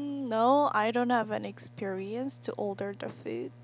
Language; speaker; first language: English; non-native, learner; Korean